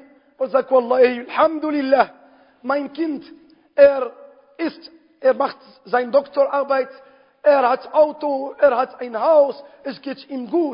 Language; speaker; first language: German; non-native, fluent; Arabic